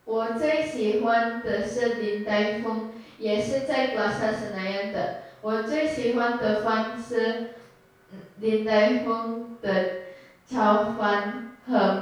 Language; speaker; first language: Chinese; non-native, learner; Indonesian